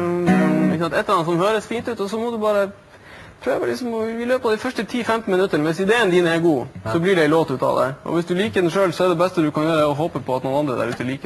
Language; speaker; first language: Norwegian; native; Norwegian